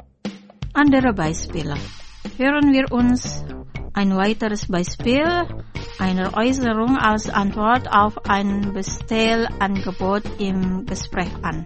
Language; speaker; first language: German; non-native, fluent; Indonesian